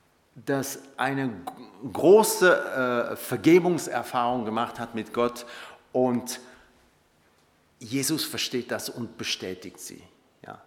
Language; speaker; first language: German; non-native, local second language; French